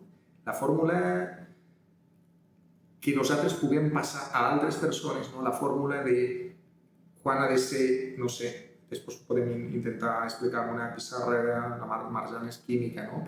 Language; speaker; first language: Catalan; native; Catalan